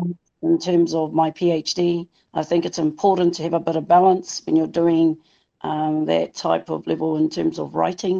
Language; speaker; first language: English; non-native, local second language; Māori